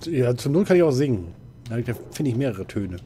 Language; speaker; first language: German; native; German